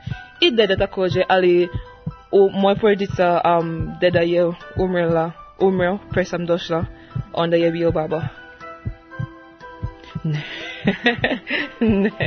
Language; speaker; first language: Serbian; non-native, learner; English